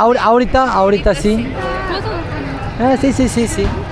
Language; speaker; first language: Spanish; non-native, learner; Korean